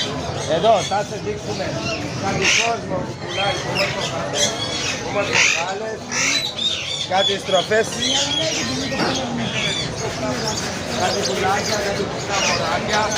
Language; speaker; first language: Greek; non-native, learner; Urdu